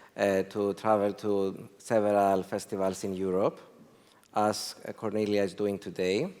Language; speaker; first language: English; non-native, fluent; Greek